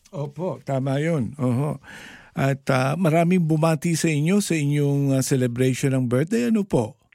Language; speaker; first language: Filipino; native; Filipino